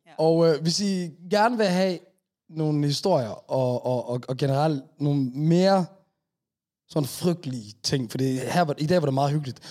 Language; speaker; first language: Danish; native; Danish